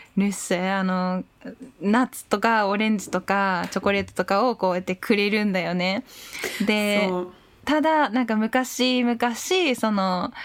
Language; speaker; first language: Japanese; native; Japanese